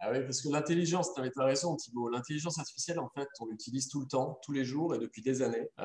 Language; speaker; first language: French; native; French